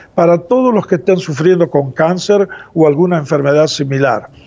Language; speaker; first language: Spanish; native; Spanish